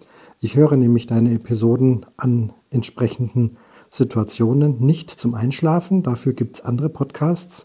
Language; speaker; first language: German; native; German